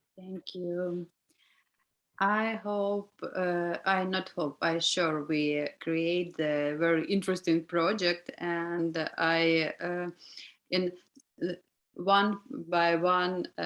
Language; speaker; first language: English; non-native, learner; Ukrainian